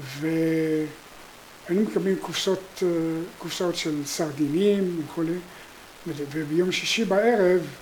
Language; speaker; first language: Hebrew; non-native, fluent; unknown